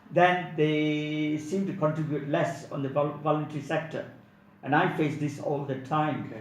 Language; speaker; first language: English; non-native, local second language; Tamil